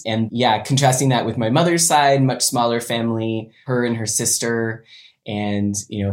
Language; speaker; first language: English; native; English